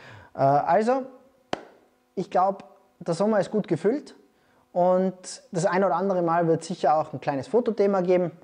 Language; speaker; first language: German; native; German